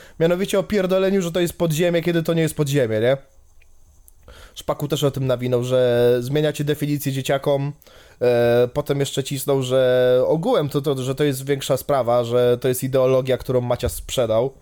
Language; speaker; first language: Polish; native; Polish